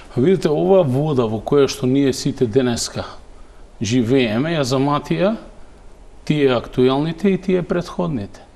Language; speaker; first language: Macedonian; native; Macedonian